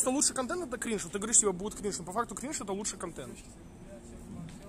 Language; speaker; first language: Russian; native; Russian